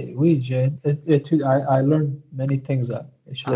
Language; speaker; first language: French; non-native, learner; Arabic